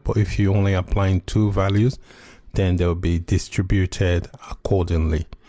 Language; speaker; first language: English; native; English